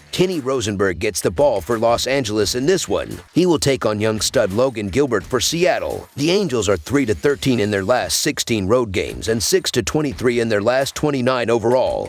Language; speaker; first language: English; native; English